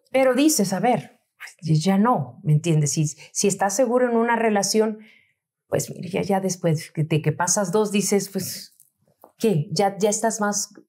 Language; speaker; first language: Spanish; native; Spanish